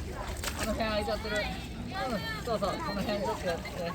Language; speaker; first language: Japanese; native; Japanese